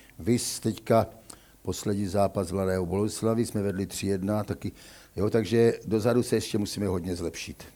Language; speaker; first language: Czech; native; Czech